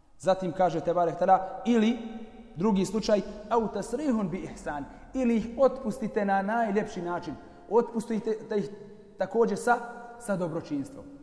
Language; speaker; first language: Bosnian; native; Bosnian